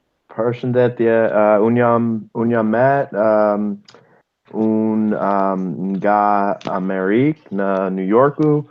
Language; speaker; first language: Albanian; non-native, learner; English